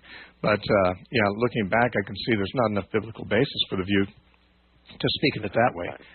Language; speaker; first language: English; native; English